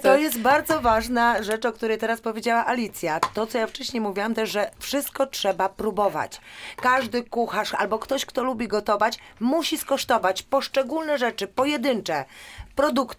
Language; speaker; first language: Polish; native; Polish